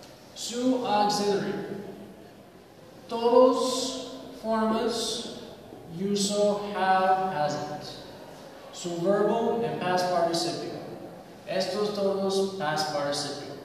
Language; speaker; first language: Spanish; non-native, learner; English